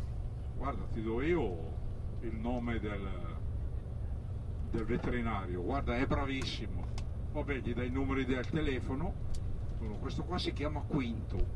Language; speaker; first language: Italian; native; Italian